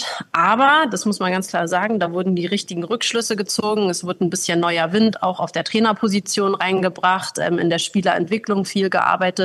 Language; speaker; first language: German; native; German